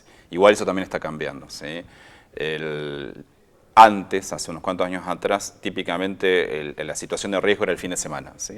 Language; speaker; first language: Spanish; native; Spanish